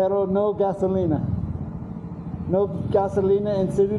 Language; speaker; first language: Spanish; non-native, learner; English